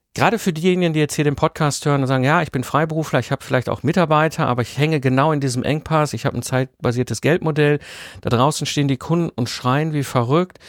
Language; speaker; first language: German; native; German